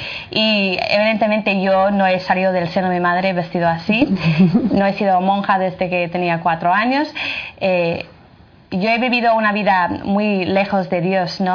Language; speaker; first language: Spanish; non-native, fluent; French